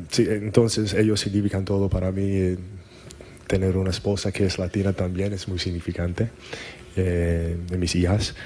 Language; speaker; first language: Spanish; non-native, learner; English